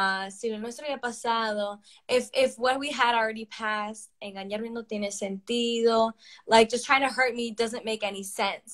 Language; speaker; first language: English; early bilingual, other home language; Spanish